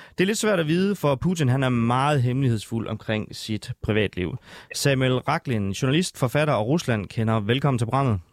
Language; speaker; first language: Danish; native; Danish